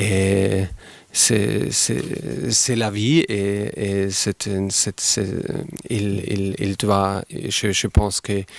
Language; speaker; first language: French; non-native, fluent; German